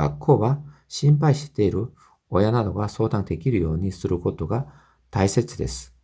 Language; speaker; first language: Japanese; non-native, fluent; Korean